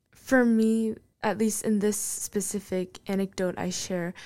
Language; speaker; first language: English; non-native, fluent; Korean